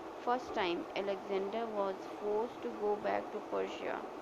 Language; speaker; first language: English; non-native, local second language; Urdu